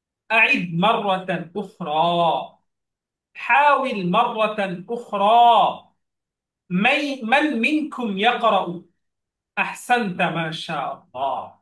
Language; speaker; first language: Arabic; non-native, fluent; Bangla